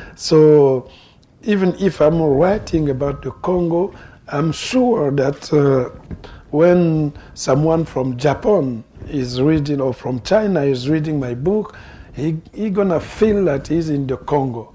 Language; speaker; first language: English; non-native, fluent; Lingala